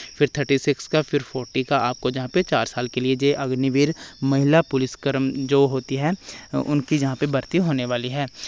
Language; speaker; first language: Hindi; non-native, local second language; Punjabi